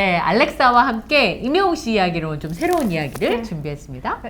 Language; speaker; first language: Korean; native; Korean